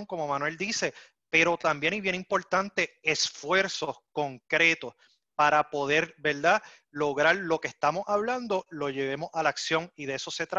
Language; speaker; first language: Spanish; native; Spanish